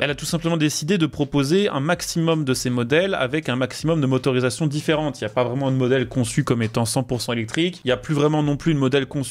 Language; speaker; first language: French; native; French